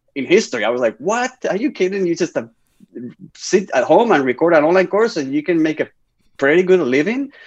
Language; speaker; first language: English; non-native, fluent; Spanish